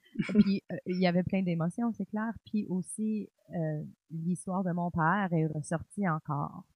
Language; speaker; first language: French; native; French